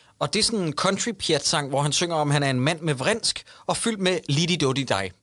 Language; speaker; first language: Danish; native; Danish